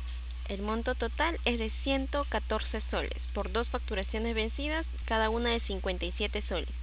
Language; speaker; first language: Spanish; native; Spanish